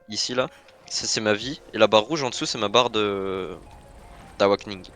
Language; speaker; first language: French; native; French